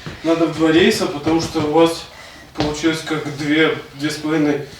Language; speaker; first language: Russian; native; Russian